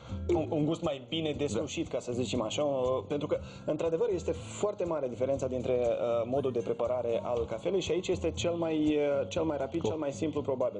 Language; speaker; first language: Romanian; native; Romanian